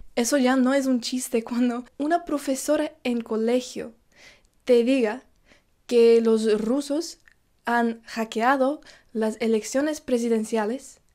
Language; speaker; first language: Spanish; non-native, fluent; English